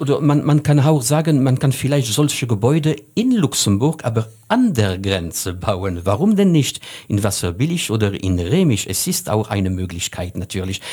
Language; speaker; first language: German; non-native, fluent; French